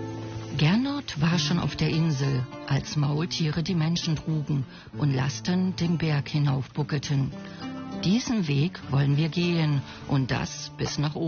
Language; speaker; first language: German; native; German